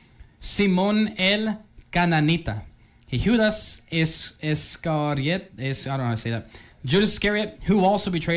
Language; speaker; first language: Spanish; early bilingual, heritage; English